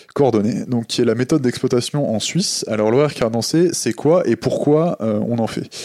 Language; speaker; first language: French; native; French